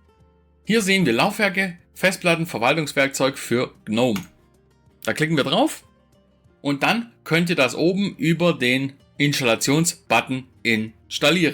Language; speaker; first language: German; native; German